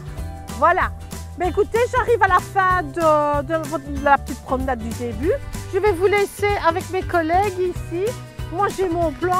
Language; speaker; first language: French; native; French